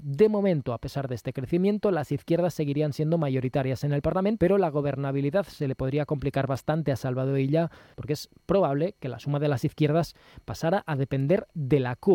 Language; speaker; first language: Spanish; native; Spanish